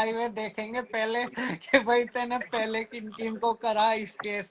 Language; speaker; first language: Hindi; native; Hindi